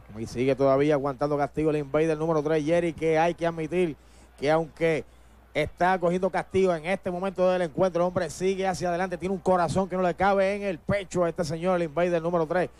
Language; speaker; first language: Spanish; native; Spanish